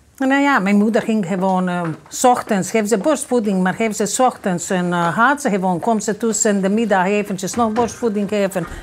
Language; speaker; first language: Dutch; non-native, fluent; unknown